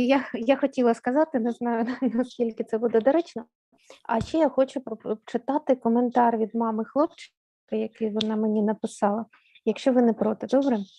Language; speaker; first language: Ukrainian; native; Ukrainian